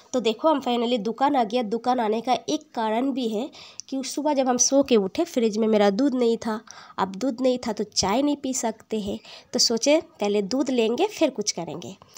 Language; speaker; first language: Hindi; non-native, local second language; Bangla